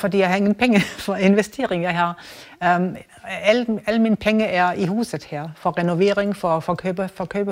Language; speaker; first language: Danish; non-native, learner; German